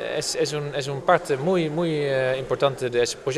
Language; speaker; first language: Spanish; non-native, fluent; Dutch